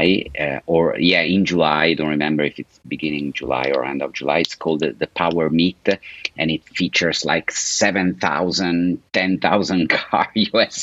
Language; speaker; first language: English; non-native, fluent; Italian